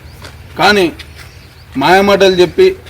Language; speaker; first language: Telugu; native; Telugu